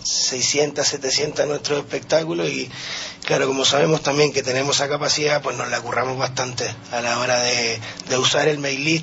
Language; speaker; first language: Spanish; native; Spanish